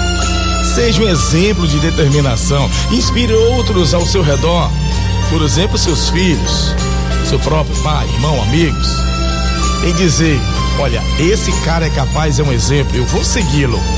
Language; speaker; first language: Portuguese; native; Portuguese